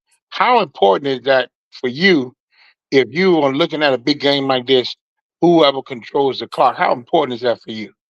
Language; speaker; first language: English; native; English